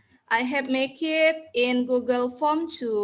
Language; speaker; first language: English; non-native, learner; Indonesian